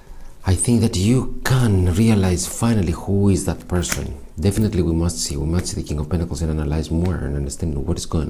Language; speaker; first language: English; non-native, fluent; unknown